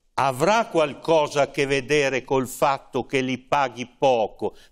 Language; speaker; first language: Italian; native; Italian